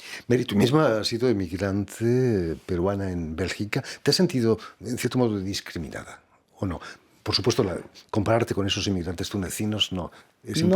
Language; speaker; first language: Spanish; native; Spanish